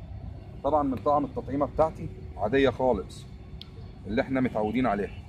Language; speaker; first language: Arabic; native; Arabic